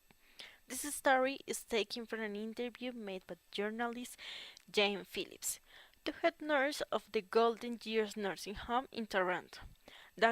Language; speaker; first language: English; non-native, learner; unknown